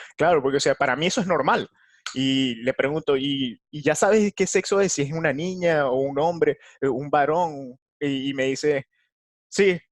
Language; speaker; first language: Spanish; native; Spanish